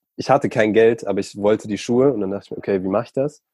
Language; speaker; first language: German; native; German